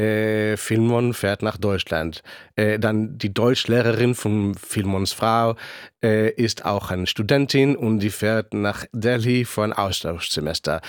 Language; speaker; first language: German; non-native, fluent; Hebrew